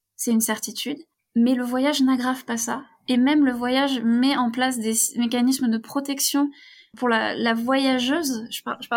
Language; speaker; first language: French; native; French